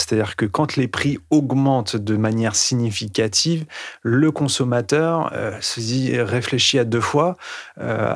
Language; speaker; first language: French; native; French